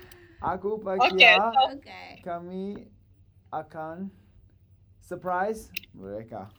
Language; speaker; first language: Indonesian; non-native, learner; English